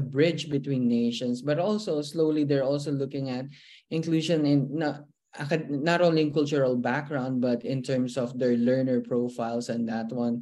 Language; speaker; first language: English; non-native, local second language; Filipino